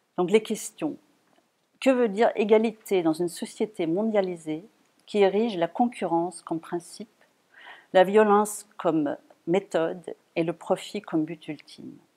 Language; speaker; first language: French; non-native, fluent; German